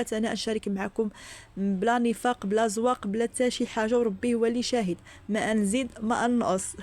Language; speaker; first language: Arabic; native; Arabic